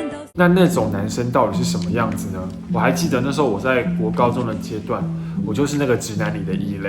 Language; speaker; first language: Chinese; native; Chinese